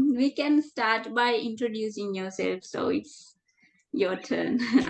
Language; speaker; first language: English; non-native, fluent; Sinhala